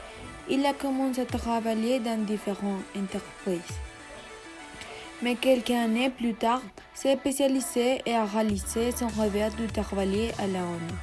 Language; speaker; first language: French; non-native, learner; Spanish